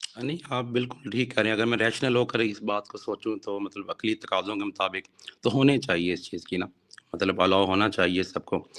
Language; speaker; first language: Urdu; non-native, local second language; Saraiki